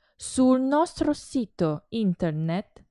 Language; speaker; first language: Italian; non-native, fluent; Chinese